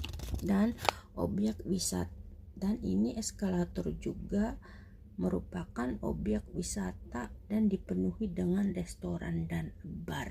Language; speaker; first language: Indonesian; native; Indonesian